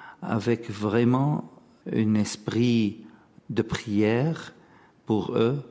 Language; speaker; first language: French; non-native, fluent; Arabic